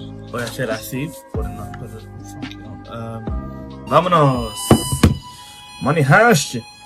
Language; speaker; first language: Spanish; non-native, learner; English